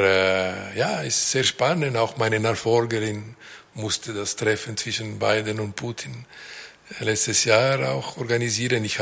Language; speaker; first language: German; non-native, local second language; French